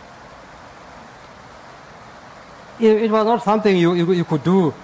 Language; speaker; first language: English; non-native, local second language; Xhosa